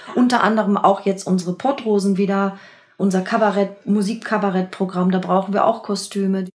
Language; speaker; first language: German; native; German